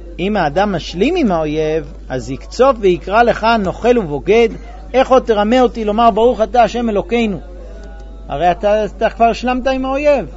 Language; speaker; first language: Hebrew; non-native, fluent; English